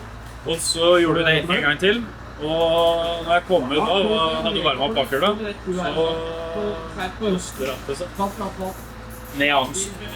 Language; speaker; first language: Norwegian; native; Norwegian